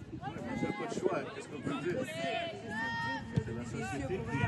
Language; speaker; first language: French; non-native, fluent; English